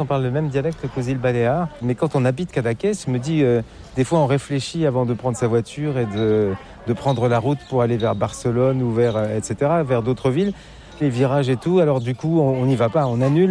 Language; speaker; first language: French; native; French